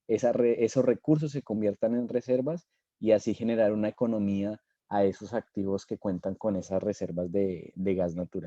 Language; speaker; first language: Spanish; native; Spanish